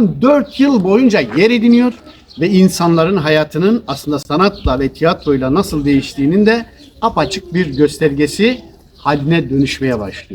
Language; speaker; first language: Turkish; native; Turkish